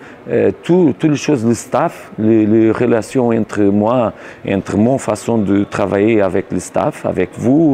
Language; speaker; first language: French; non-native, learner; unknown